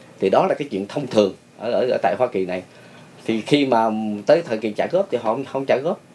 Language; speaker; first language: Vietnamese; native; Vietnamese